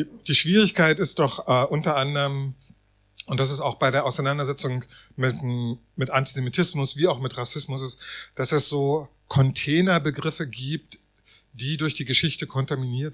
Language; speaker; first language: German; native; German